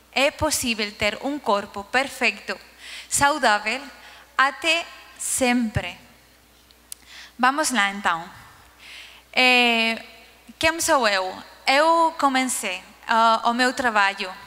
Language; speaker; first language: Portuguese; non-native, learner; Spanish